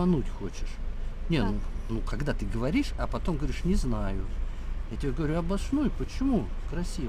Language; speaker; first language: Russian; native; Russian